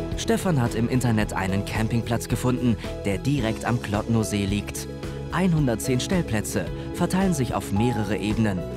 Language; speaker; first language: German; native; German